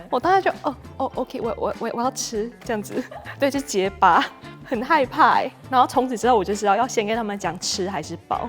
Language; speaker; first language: Chinese; native; Chinese